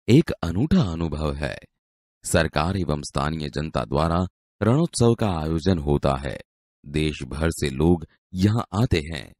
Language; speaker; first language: Hindi; non-native, local second language; Gujarati